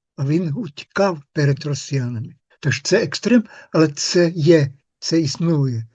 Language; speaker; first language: Ukrainian; non-native, fluent; Finnish